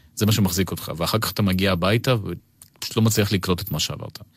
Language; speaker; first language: Hebrew; early bilingual, other home language; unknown